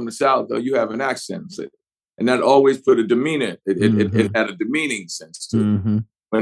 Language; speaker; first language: English; native; English